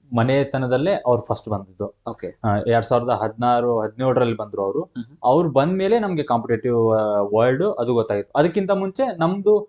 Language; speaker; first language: Kannada; non-native, local second language; Lambadi